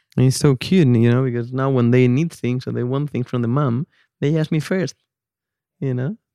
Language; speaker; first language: English; non-native, fluent; Spanish